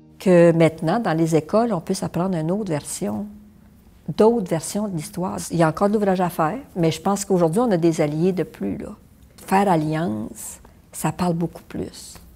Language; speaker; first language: French; native; French